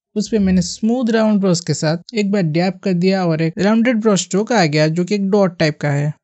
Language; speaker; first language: Hindi; native; Hindi